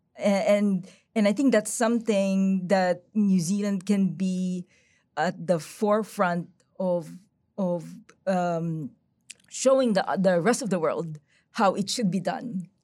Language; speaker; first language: English; non-native, local second language; Filipino